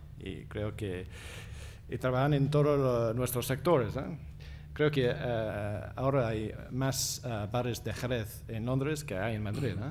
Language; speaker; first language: Spanish; non-native, fluent; English